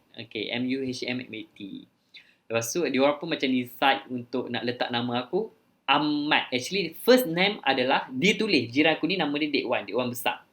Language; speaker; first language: Malay; early bilingual, other home language; Thai